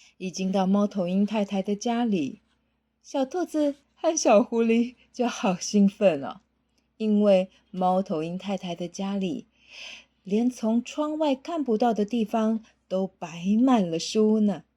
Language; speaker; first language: Chinese; native; Chinese